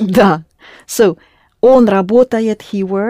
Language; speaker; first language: Russian; non-native, fluent; English